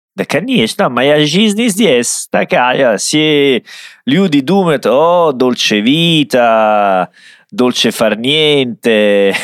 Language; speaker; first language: Russian; non-native, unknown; Italian